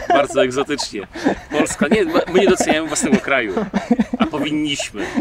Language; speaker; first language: Polish; native; Polish